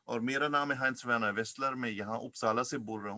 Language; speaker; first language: Hindi; non-native, fluent; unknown